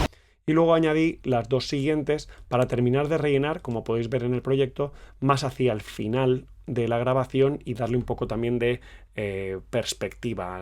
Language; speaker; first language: Spanish; native; Spanish